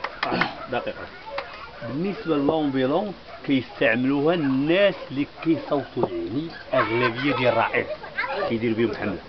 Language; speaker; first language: Arabic; native; Arabic